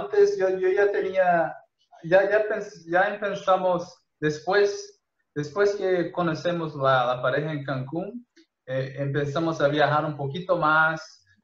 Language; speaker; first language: Spanish; non-native, fluent; Portuguese